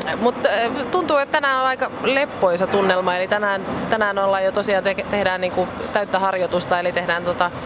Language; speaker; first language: Finnish; native; Finnish